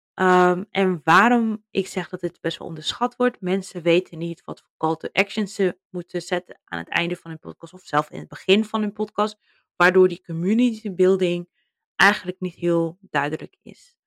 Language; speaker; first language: Dutch; native; Dutch